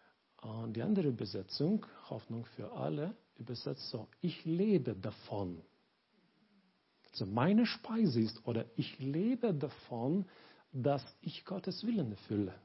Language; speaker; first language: German; non-native, learner; Lithuanian